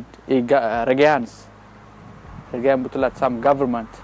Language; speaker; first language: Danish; non-native, learner; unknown